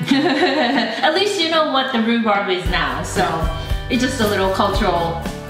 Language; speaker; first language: English; non-native, fluent; Japanese